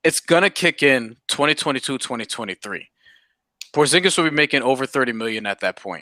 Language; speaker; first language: English; native; English